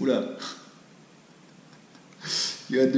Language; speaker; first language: English; non-native, fluent; French